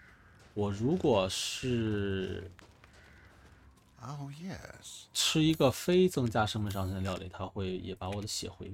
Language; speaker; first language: Chinese; native; Chinese